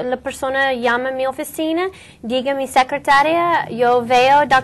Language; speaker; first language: Spanish; non-native, learner; English